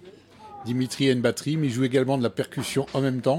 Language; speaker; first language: French; native; French